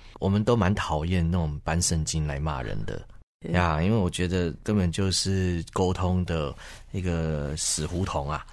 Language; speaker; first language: Chinese; native; Chinese